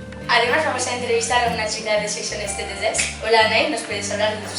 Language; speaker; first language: Spanish; non-native, learner; French